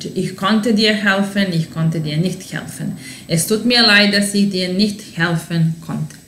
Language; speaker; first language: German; non-native, fluent; Serbian